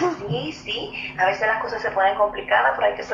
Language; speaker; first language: Spanish; native; Spanish